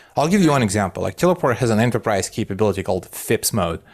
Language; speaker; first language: English; non-native, fluent; Russian